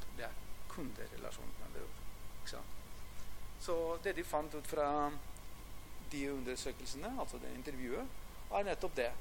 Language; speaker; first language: Norwegian; non-native, fluent; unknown